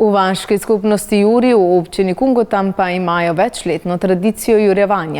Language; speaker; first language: Slovenian; native; Slovenian